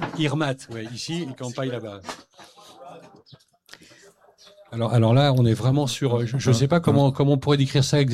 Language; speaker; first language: French; native; French